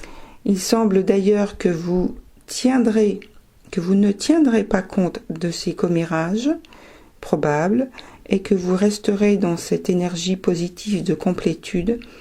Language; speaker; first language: French; native; French